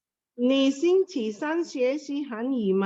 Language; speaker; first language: Chinese; non-native, learner; Indonesian